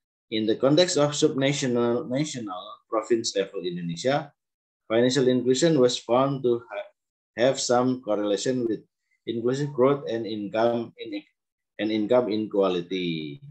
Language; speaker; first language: English; non-native, fluent; Indonesian